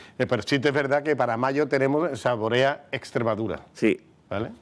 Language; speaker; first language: Spanish; native; Spanish